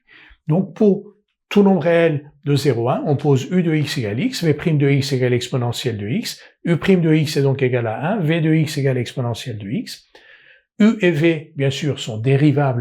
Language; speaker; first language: French; native; French